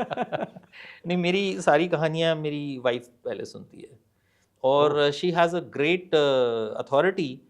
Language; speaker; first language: Hindi; native; Hindi